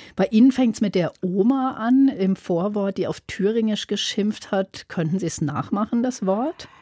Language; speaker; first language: German; native; German